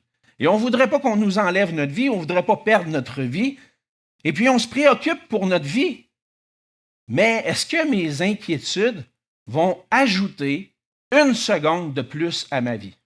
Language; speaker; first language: French; native; French